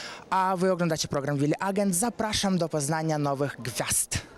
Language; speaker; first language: Polish; non-native, fluent; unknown